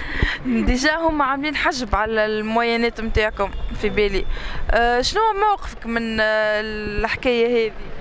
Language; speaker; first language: Arabic; native; Arabic